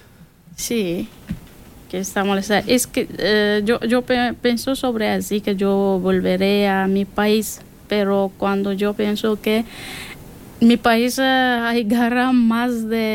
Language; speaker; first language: Spanish; non-native, learner; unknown